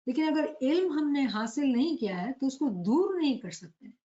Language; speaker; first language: Hindi; non-native, local second language; Gujarati